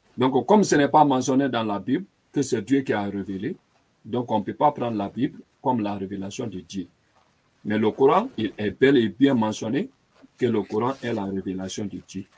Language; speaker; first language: French; non-native, local second language; Lingala